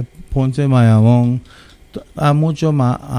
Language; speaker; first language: Spanish; early bilingual, heritage; English